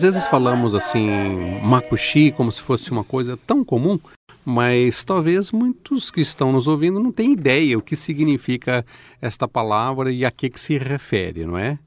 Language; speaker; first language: Portuguese; native; Portuguese